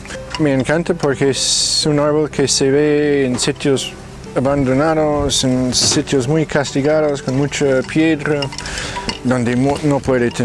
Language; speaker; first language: Spanish; non-native, fluent; English